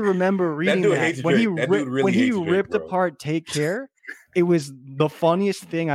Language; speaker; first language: English; native; English